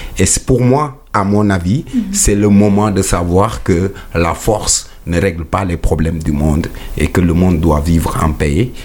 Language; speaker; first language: French; non-native, local second language; Wolof